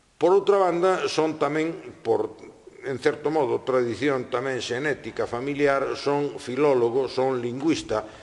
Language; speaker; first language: Galician; non-native, local second language; Spanish